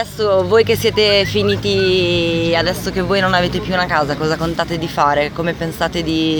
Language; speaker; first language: Italian; native; Italian